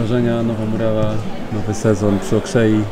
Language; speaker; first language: Polish; native; Polish